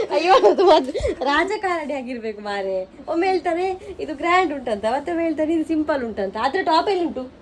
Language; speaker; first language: Kannada; non-native, local second language; Tulu